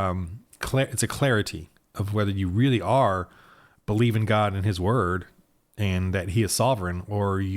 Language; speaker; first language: English; native; English